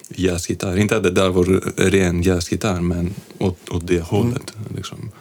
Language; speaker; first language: Swedish; non-native, fluent; Greek